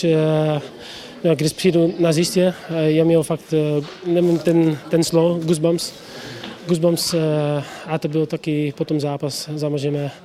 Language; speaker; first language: Czech; non-native, learner; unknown